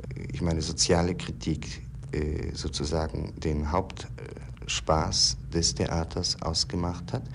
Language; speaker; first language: German; non-native, fluent; Polish